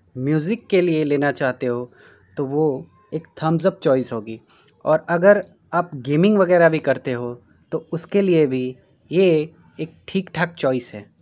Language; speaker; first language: Hindi; native; Hindi